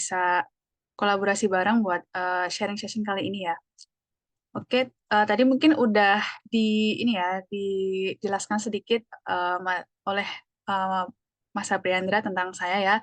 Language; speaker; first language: Indonesian; native; Indonesian